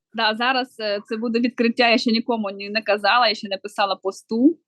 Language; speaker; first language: Ukrainian; non-native, local second language; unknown